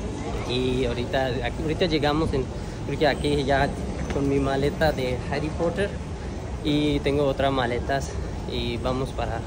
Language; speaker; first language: Spanish; non-native, learner; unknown